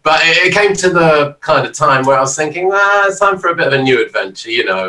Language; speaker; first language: English; native; English